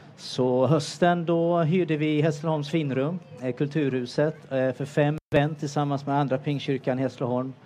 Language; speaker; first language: Swedish; native; Swedish